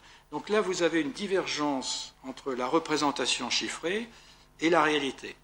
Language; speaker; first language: French; native; French